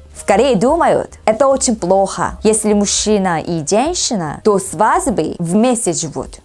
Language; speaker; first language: Russian; non-native, learner; Korean